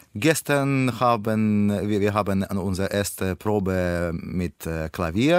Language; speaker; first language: German; non-native, learner; Russian